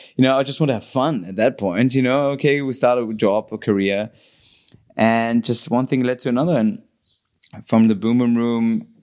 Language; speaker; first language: English; non-native, fluent; German